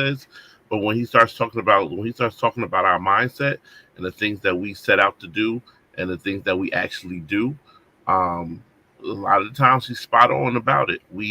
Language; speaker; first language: English; native; English